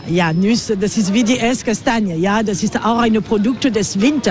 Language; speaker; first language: German; non-native, learner; French